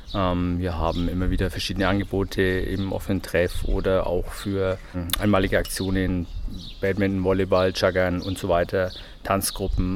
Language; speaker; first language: German; native; German